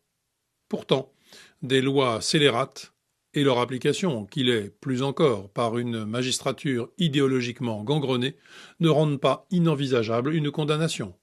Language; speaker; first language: French; native; French